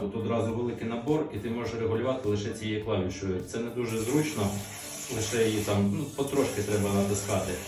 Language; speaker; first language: Ukrainian; native; Ukrainian